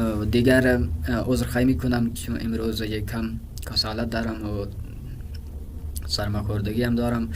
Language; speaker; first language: Persian; non-native, fluent; Urdu